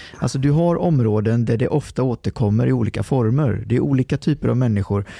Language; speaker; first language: Swedish; early bilingual, other home language; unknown